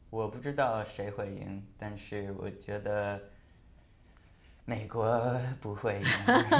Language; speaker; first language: Chinese; non-native, learner; English